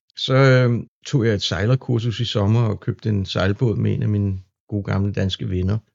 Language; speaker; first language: Danish; native; Danish